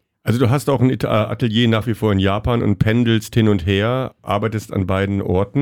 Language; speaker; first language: German; native; German